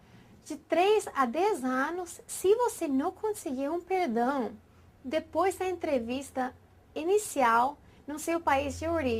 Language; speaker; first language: Portuguese; non-native, fluent; English